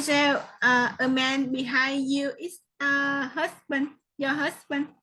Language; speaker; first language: English; non-native, learner; Vietnamese